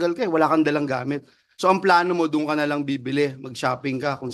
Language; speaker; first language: Filipino; native; Filipino